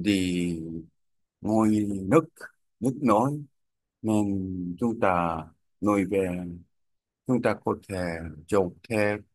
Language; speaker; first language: Vietnamese; non-native, learner; Korean